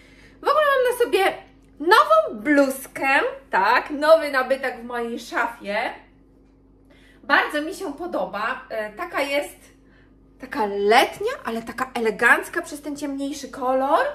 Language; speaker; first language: Polish; native; Polish